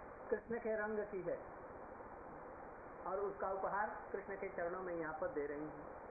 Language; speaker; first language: Hindi; native; Hindi